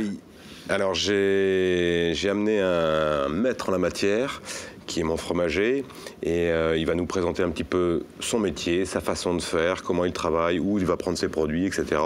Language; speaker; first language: French; native; French